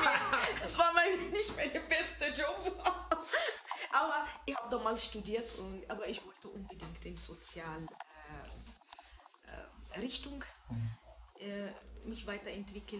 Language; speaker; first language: German; non-native, fluent; Arabic